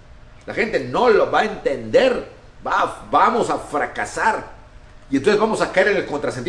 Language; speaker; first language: Spanish; native; Spanish